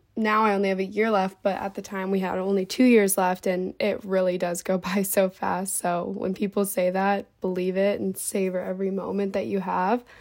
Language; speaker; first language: English; native; English